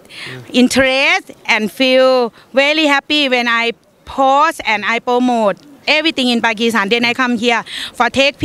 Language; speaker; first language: English; non-native, learner; Thai